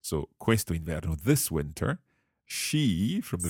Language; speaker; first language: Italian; non-native, fluent; English